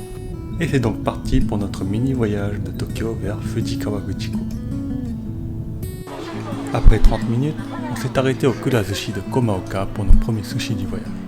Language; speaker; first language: French; native; French